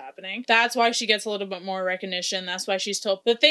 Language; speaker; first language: English; native; English